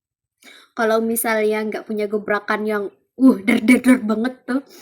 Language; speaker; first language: Indonesian; native; Indonesian